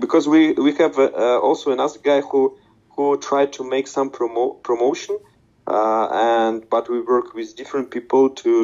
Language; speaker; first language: English; non-native, learner; Russian